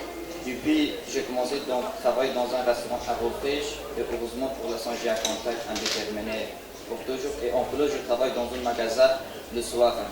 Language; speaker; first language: French; non-native, learner; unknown